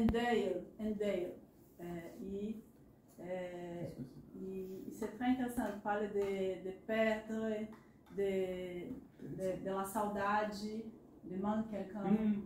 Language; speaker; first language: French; non-native, learner; Portuguese